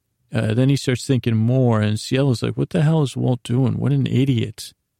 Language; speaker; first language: English; native; English